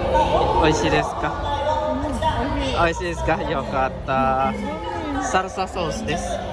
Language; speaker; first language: Japanese; non-native, learner; Indonesian